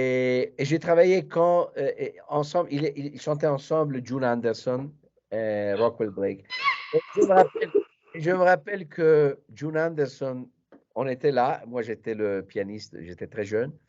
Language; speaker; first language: French; non-native, fluent; Italian